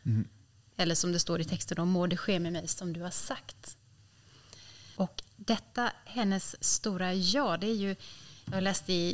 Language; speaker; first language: Swedish; native; Swedish